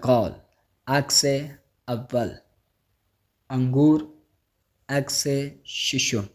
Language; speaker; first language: Persian; non-native, fluent; Urdu